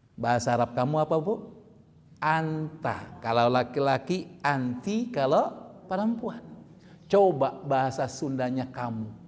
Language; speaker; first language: Indonesian; native; Indonesian